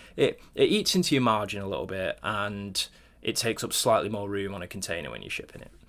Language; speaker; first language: English; native; English